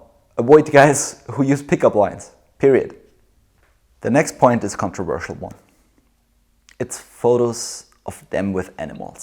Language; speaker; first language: English; non-native, fluent; German